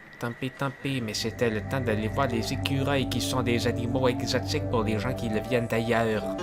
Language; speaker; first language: French; native; French